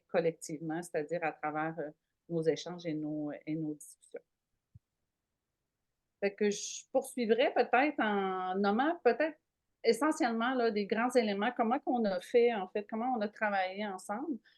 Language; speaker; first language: French; native; French